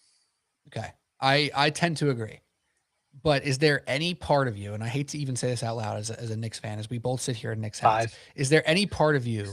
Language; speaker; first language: English; native; English